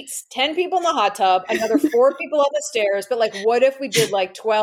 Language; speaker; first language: English; native; English